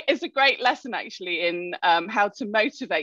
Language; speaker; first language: English; native; English